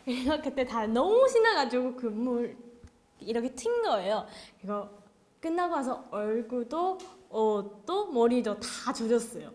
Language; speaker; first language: Korean; non-native, learner; Chinese